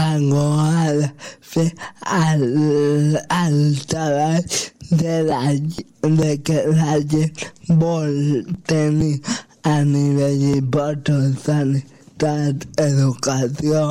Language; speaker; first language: Catalan; non-native, local second language; Spanish